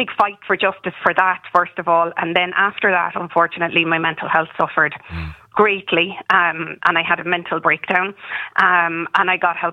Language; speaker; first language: English; native; English